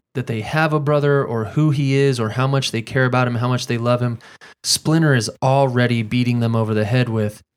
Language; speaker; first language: English; native; English